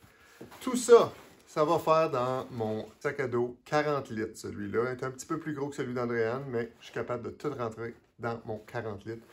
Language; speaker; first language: French; native; French